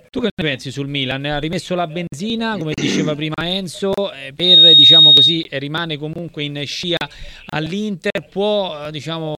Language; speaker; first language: Italian; native; Italian